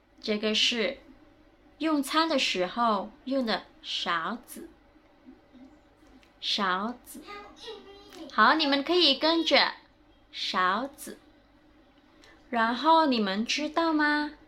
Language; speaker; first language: Chinese; non-native, fluent; Indonesian